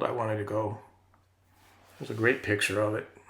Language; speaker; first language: English; native; English